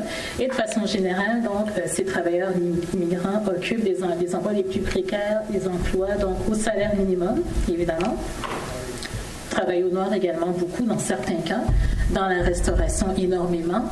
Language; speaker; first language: French; native; French